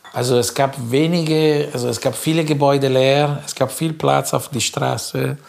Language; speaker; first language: German; non-native, fluent; Italian